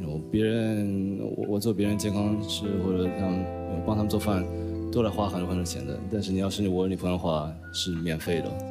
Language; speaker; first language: Chinese; non-native, learner; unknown